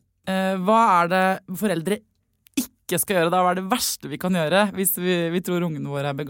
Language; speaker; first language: Norwegian; native; Norwegian